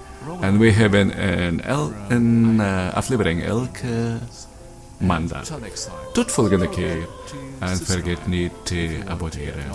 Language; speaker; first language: Dutch; non-native, learner; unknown